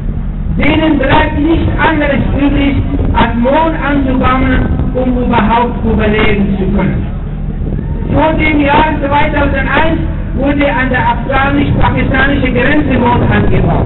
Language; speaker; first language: German; non-native, fluent; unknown